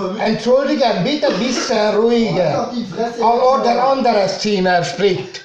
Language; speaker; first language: German; non-native, learner; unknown